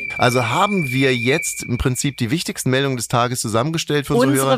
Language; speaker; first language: German; native; German